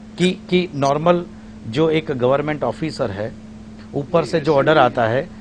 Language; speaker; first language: Hindi; non-native, local second language; Gujarati